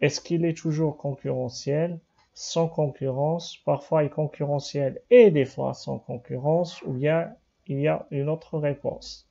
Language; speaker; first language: French; non-native, local second language; Arabic